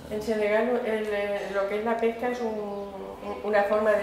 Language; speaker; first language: Spanish; native; Spanish